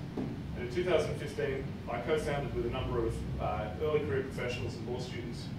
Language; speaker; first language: English; native; English